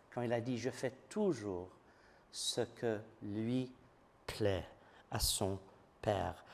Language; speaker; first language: French; non-native, fluent; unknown